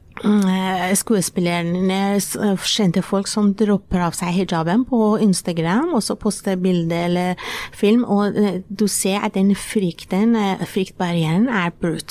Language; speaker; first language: Norwegian; non-native, fluent; Persian